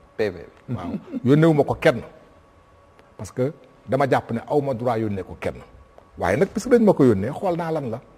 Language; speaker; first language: Wolof; non-native, local second language; Fula